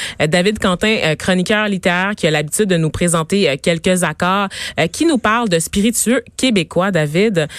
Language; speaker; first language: French; native; French